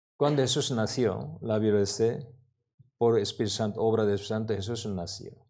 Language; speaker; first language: Spanish; non-native, learner; Korean